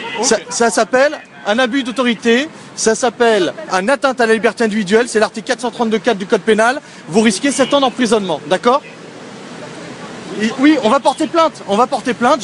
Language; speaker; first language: French; native; French